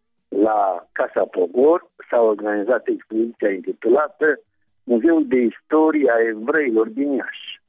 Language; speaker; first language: Romanian; native; Romanian